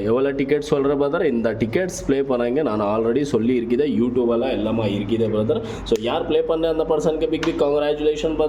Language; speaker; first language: Tamil; non-native, local second language; Kannada